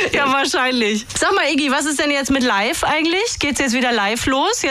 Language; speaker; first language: German; native; German